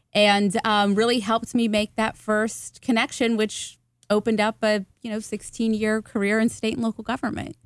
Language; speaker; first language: English; native; English